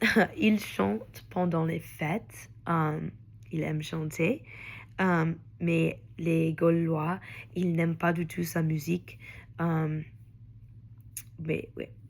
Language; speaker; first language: French; non-native, learner; English